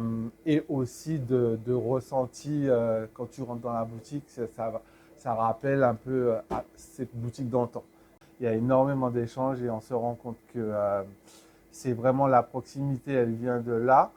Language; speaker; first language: French; native; French